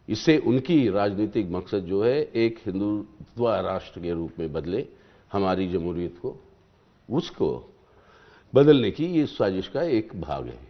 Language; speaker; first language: Hindi; non-native, local second language; Telugu